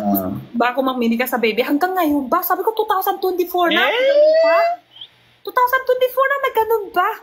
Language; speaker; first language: Filipino; non-native, learner; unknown